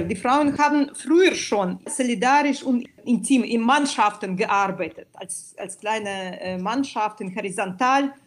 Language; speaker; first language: German; non-native, fluent; Belarusian